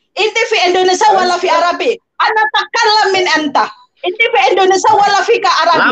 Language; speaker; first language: Arabic; non-native, learner; Indonesian